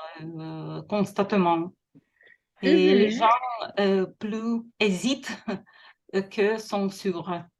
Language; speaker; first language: French; non-native, fluent; Russian